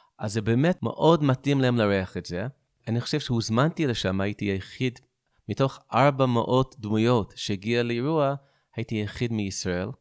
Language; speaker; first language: Hebrew; non-native, fluent; English